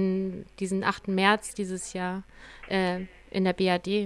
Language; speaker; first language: German; native; German